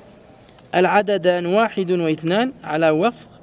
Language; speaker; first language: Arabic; non-native, learner; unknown